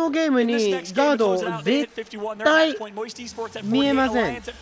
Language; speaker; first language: Japanese; non-native, learner; Filipino